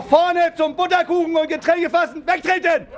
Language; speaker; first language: German; native; German